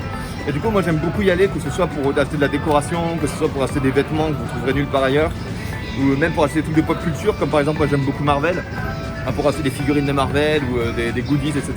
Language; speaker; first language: French; native; French